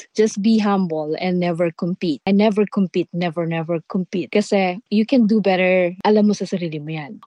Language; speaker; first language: Filipino; non-native, local second language; Pampanga